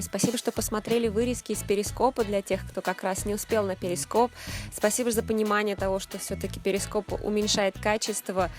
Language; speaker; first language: Russian; native; Russian